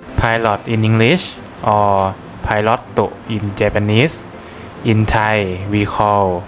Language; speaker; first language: English; non-native, fluent; Thai